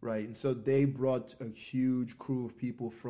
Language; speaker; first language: English; non-native, local second language; Igbo